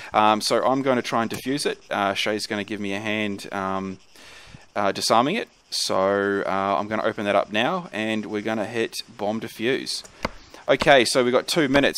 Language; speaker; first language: English; native; English